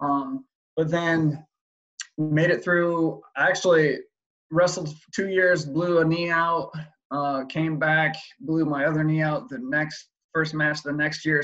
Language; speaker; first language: English; native; English